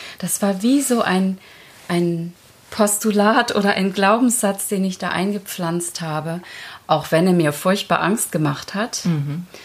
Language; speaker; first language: German; early bilingual, other home language; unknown